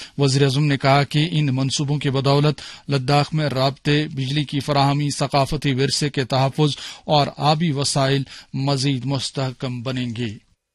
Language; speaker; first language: Urdu; non-native, local second language; Kashmiri